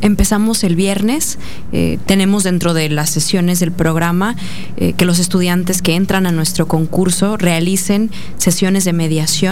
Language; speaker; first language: Spanish; native; Spanish